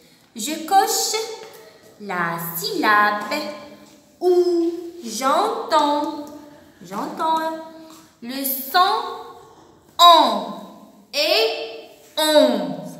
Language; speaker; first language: French; non-native, local second language; Arabic